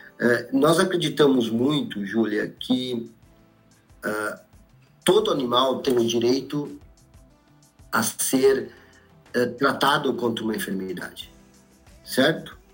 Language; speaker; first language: Portuguese; native; Portuguese